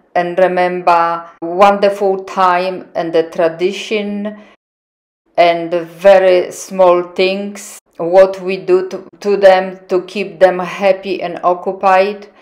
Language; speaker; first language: English; non-native, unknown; Polish